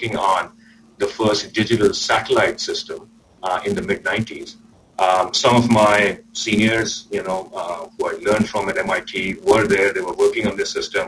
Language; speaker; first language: English; non-native, local second language; Urdu